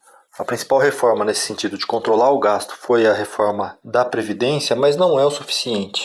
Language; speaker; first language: Portuguese; native; Portuguese